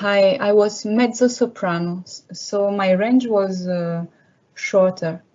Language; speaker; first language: English; non-native, learner; French